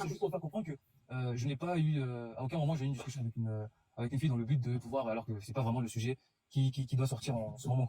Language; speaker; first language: French; native; French